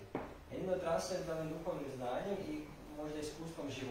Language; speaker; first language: Croatian; native; Croatian